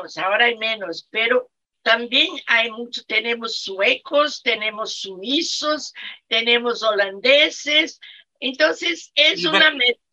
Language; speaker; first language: Spanish; non-native, fluent; Portuguese